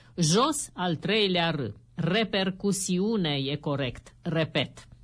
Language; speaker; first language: Romanian; native; Romanian